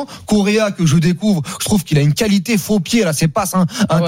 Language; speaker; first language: French; native; French